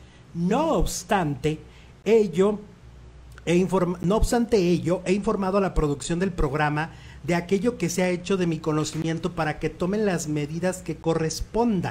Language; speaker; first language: Spanish; native; Spanish